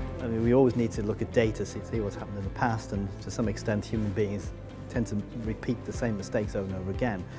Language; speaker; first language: English; native; English